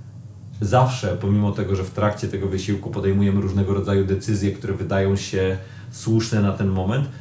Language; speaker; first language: Polish; native; Polish